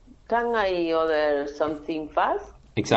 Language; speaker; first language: English; non-native, learner; Spanish